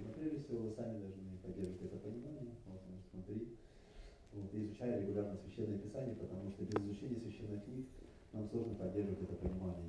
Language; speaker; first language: Russian; native; Russian